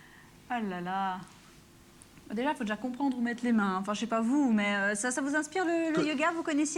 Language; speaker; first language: French; native; French